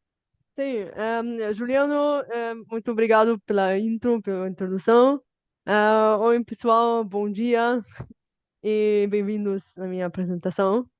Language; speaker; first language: Portuguese; non-native, fluent; Bulgarian